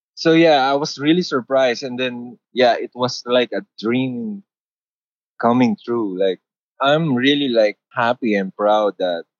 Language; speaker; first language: English; non-native, local second language; Filipino